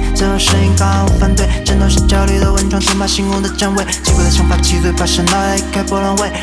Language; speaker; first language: Chinese; native; Chinese